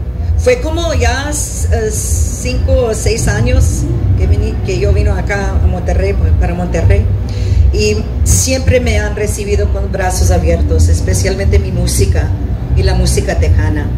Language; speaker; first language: Spanish; early bilingual, heritage; English